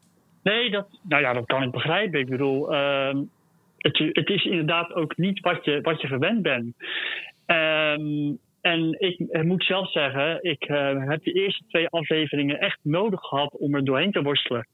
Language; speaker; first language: Dutch; native; Dutch